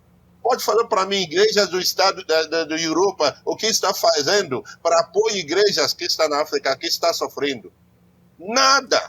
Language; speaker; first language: Portuguese; non-native, learner; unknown